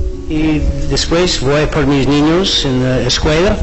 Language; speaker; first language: Spanish; non-native, fluent; English